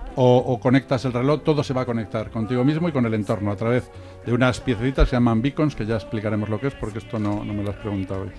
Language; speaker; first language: Spanish; native; Spanish